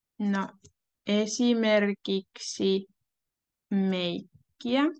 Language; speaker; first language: Finnish; native; Finnish